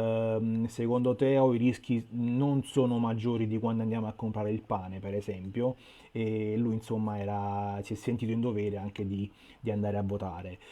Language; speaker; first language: Italian; native; Italian